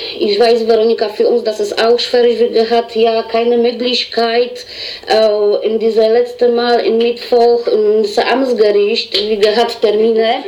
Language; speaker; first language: German; non-native, learner; Polish